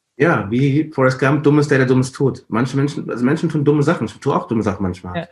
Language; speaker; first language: German; non-native, fluent; Igbo